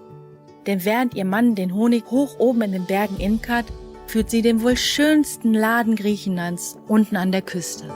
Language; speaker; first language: German; native; German